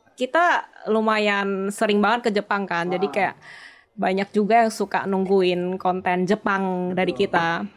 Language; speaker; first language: Indonesian; native; Indonesian